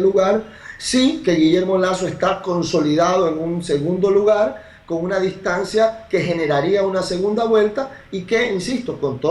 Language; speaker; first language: Spanish; native; Spanish